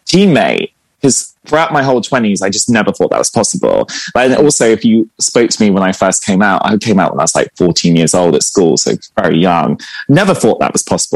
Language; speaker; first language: English; native; English